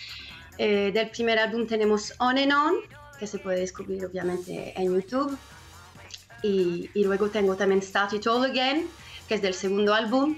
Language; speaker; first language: Spanish; non-native, fluent; French